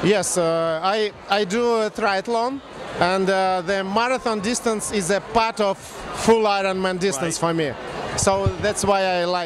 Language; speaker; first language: English; non-native, fluent; Russian